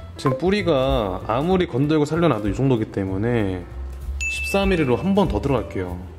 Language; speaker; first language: Korean; native; Korean